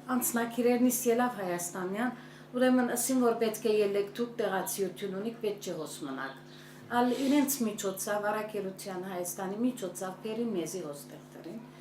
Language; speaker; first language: Armenian; early bilingual, heritage; Armenian